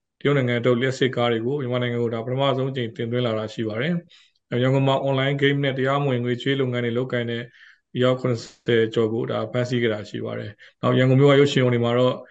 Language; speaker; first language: Burmese; native; Burmese